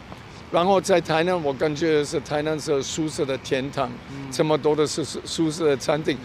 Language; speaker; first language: Chinese; non-native, learner; German